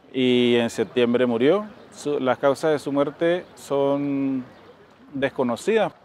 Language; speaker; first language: Spanish; native; Spanish